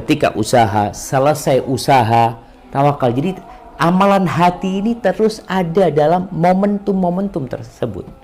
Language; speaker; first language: Indonesian; native; Indonesian